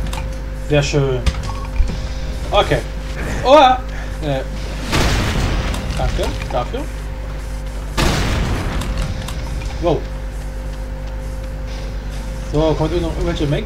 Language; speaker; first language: German; native; German